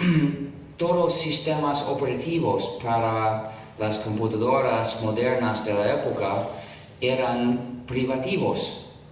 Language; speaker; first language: Spanish; non-native, fluent; English